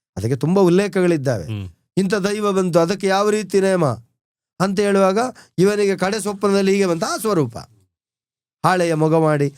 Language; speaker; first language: Kannada; non-native, local second language; Tulu